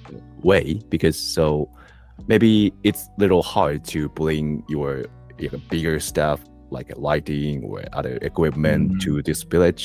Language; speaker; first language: English; non-native, learner; Japanese